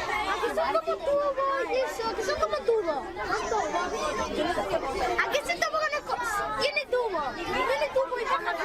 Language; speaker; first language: Spanish; non-native, learner; Arabic